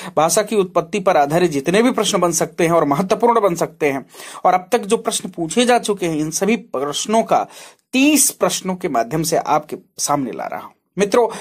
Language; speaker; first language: Hindi; native; Hindi